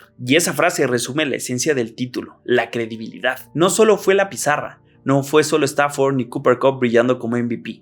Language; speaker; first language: Spanish; native; Spanish